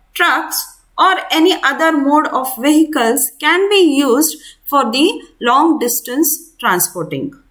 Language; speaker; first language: English; non-native, local second language; Kannada